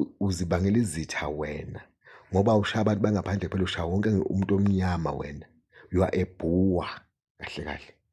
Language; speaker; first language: Zulu; native; Zulu